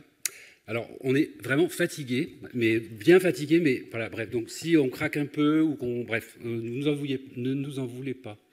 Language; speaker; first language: French; native; French